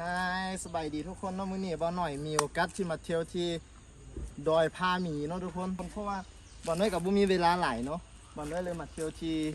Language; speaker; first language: Thai; non-native, local second language; Akha